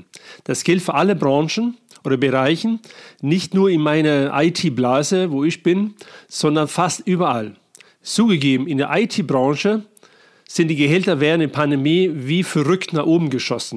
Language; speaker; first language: German; non-native, fluent; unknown